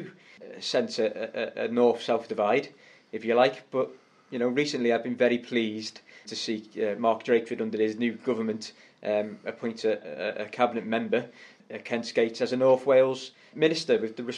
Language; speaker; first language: English; native; English